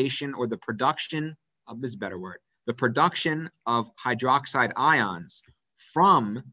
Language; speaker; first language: English; native; English